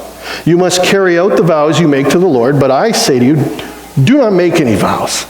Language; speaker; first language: English; native; English